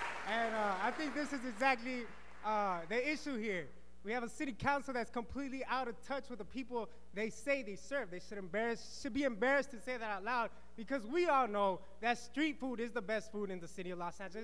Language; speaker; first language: English; early bilingual, other home language; Spanish